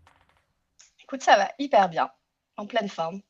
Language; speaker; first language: French; native; French